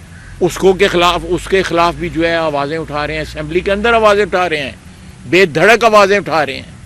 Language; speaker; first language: Urdu; non-native, local second language; Punjabi